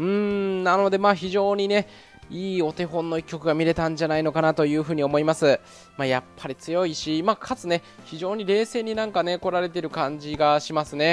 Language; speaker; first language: Japanese; native; Japanese